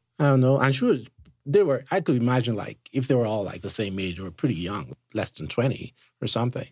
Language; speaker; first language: English; non-native, local second language; Yoruba